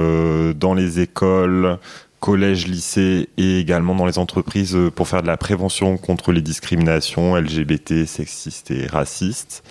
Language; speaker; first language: French; native; French